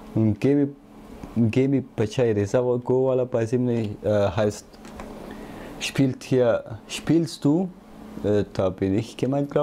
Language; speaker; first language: German; non-native, learner; Persian